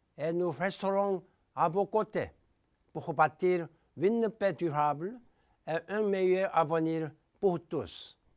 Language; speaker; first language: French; non-native, fluent; Korean